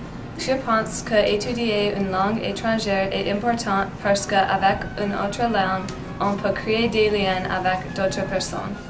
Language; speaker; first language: French; non-native, learner; English